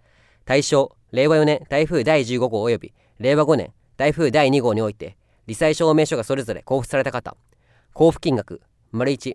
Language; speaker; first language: Japanese; native; Japanese